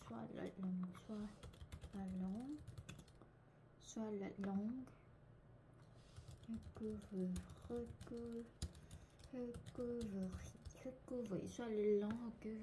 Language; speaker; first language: French; non-native, learner; Korean